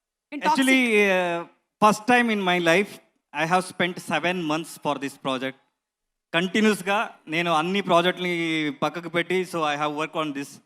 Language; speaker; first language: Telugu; non-native, learner; Kannada